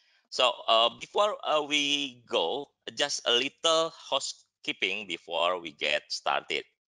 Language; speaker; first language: English; non-native, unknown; Indonesian